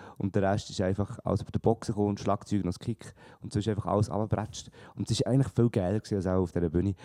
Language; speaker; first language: German; native; German